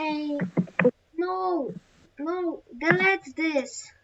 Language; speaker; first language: English; non-native, learner; Polish